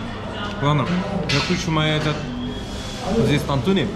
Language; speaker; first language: Russian; non-native, learner; Turkish